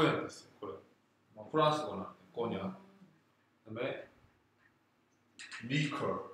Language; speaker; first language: Japanese; non-native, fluent; Korean